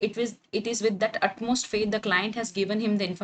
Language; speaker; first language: English; non-native, local second language; Kannada